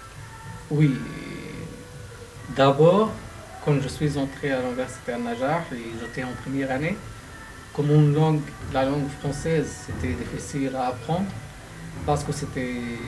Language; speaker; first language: French; non-native, fluent; Arabic